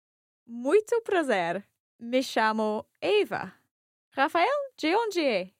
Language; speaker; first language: Portuguese; non-native, learner; English